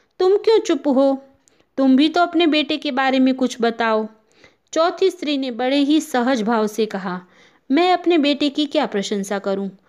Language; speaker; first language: Hindi; non-native, local second language; Gujarati